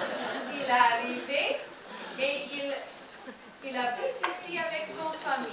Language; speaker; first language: French; non-native, learner; English